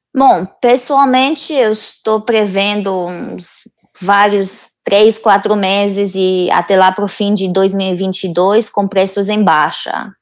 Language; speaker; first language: Portuguese; non-native, fluent; Romanian